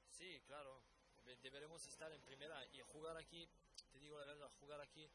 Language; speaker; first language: Spanish; non-native, fluent; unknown